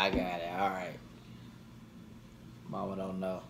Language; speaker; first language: English; native; English